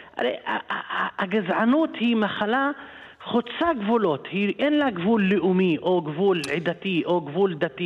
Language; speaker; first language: Hebrew; non-native, local second language; Arabic